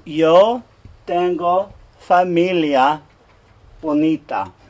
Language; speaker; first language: Spanish; non-native, fluent; English